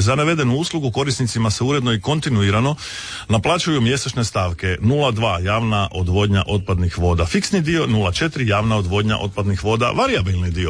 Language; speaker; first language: Serbian; native; Serbian